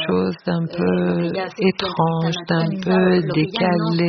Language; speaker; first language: French; non-native, fluent; Spanish